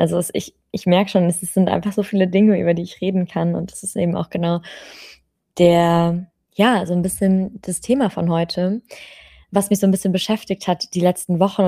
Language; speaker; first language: German; native; German